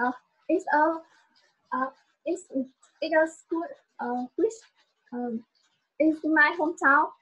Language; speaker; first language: English; non-native, learner; Vietnamese